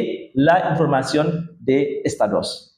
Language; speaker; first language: Spanish; non-native, learner; Indonesian